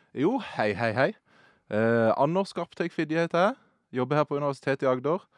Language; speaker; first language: Norwegian; native; Norwegian